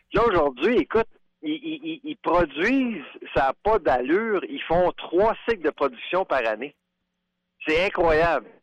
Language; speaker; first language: French; native; French